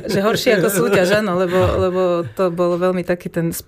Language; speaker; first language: Slovak; native; Slovak